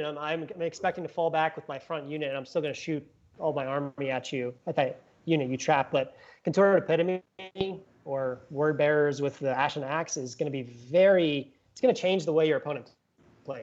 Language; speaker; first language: English; native; English